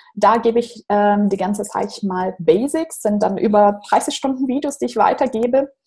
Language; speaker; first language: German; non-native, fluent; Portuguese